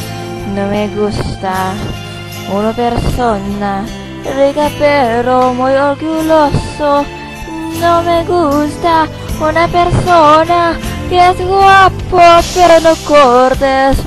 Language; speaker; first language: Spanish; non-native, learner; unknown